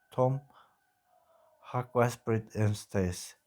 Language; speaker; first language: English; non-native, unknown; Turkish